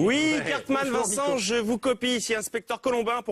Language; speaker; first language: French; native; French